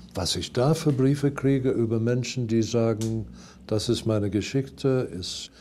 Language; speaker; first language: German; non-native, fluent; English